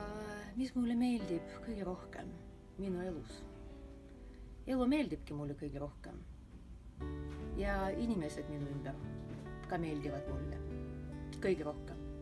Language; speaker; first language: Estonian; non-native, local second language; Russian